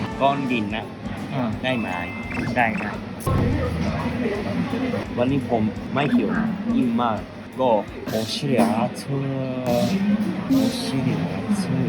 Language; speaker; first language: Thai; non-native, learner; Japanese